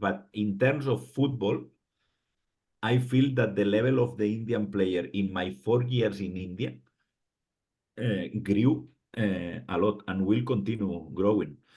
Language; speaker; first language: English; non-native, fluent; Spanish